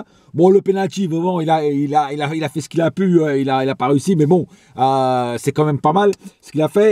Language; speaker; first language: French; native; French